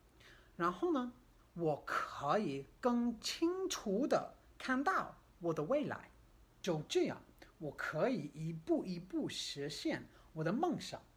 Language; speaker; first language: Chinese; non-native, fluent; English